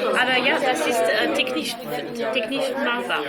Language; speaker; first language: German; non-native, learner; French